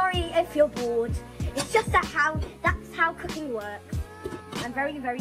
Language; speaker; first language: English; native; English